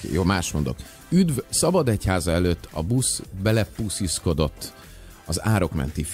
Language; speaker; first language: Hungarian; native; Hungarian